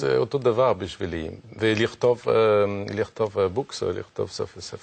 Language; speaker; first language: Hebrew; non-native, learner; French